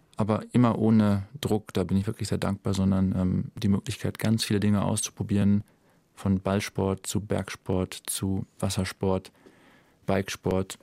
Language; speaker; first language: German; native; German